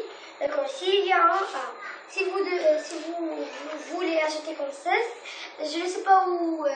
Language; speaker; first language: French; non-native, learner; Arabic